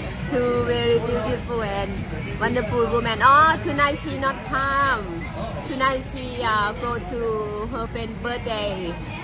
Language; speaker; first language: English; non-native, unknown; Thai